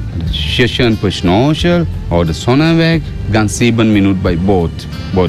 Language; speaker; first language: German; non-native, learner; Sinhala